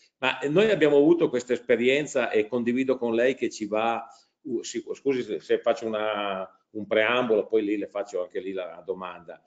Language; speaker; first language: Italian; native; Italian